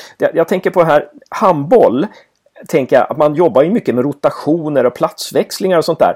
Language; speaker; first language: Swedish; native; Swedish